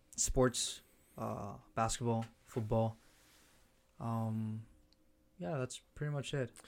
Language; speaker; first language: English; early bilingual, other home language; Spanish